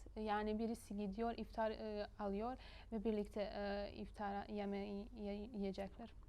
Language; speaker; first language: Turkish; non-native, fluent; Bosnian